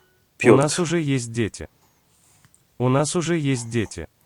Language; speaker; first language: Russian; non-native, fluent; English